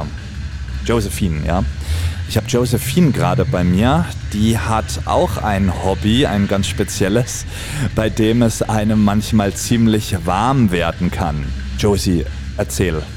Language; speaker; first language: German; native; German